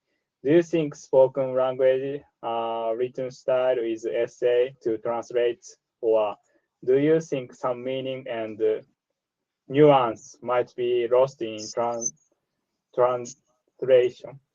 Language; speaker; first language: English; non-native, learner; Japanese